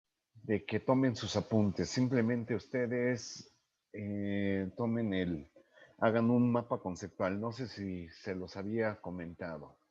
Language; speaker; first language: Spanish; native; Spanish